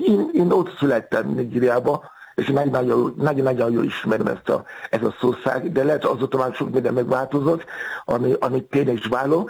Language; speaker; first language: Hungarian; non-native, fluent; Yoruba